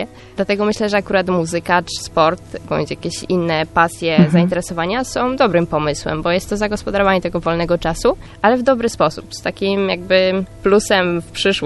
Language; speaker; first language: Polish; native; Polish